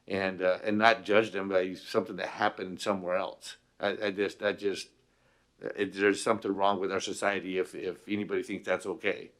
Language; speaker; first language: English; early bilingual, other home language; Spanish